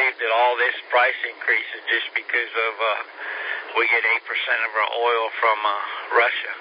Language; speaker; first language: English; native; English